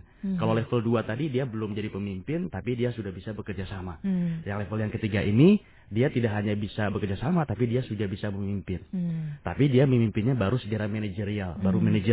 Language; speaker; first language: Indonesian; native; Indonesian